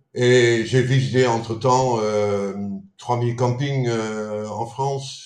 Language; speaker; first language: French; non-native, fluent; Dutch